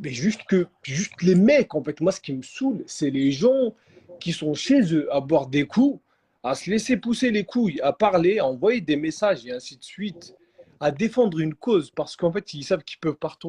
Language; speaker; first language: French; native; French